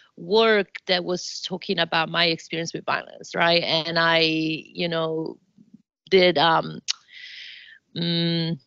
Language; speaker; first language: English; non-native, fluent; Italian